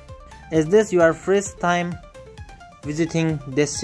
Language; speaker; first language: English; non-native, fluent; Persian